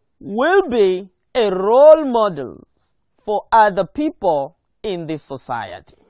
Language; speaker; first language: English; non-native, local second language; Swahili